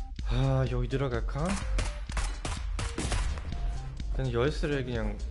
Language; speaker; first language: Korean; non-native, fluent; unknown